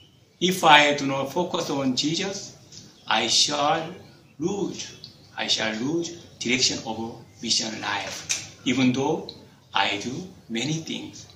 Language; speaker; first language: English; non-native, fluent; Korean